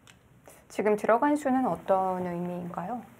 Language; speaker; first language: Korean; native; Korean